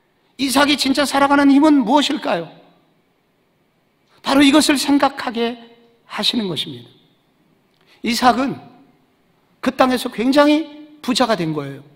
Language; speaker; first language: Korean; native; Korean